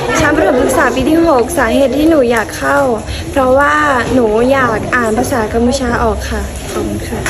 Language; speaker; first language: Thai; early bilingual, other home language; Khmer